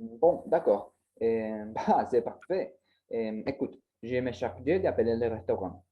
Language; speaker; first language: French; non-native, learner; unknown